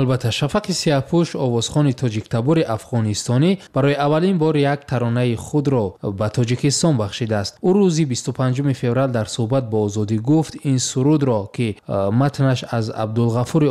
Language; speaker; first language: Tajik; native; Tajik